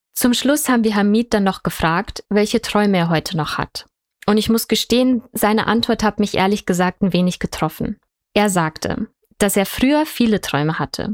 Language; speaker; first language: German; native; German